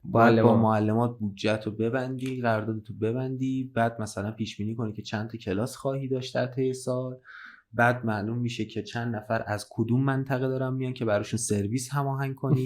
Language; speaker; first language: Persian; native; Persian